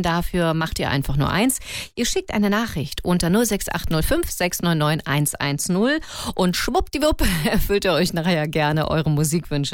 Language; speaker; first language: German; native; German